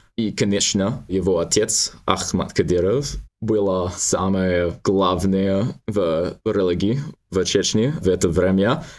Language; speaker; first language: Russian; non-native, learner; English